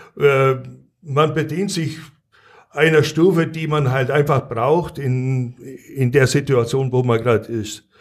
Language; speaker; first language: German; native; German